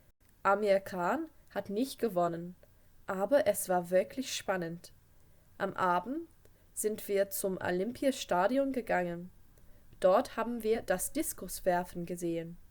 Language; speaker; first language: German; non-native, fluent; English